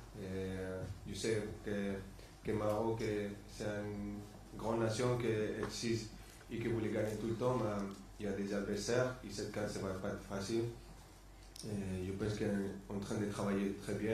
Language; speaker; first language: French; non-native, fluent; Spanish